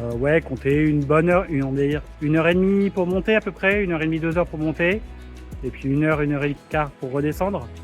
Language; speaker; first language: French; native; French